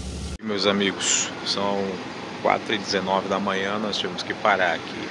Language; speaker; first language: Portuguese; native; Portuguese